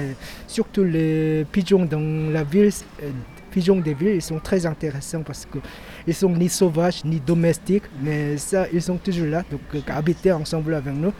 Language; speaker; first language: French; non-native, learner; Korean